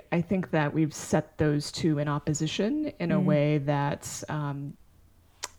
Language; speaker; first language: English; native; English